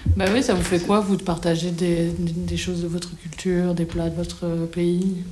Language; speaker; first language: French; native; French